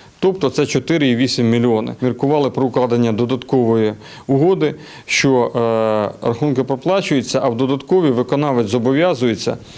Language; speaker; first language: Ukrainian; non-native, local second language; Russian